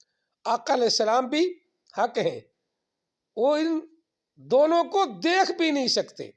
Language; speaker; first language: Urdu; non-native, local second language; Punjabi